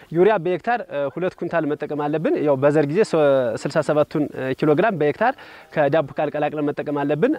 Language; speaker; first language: Amharic; native; Amharic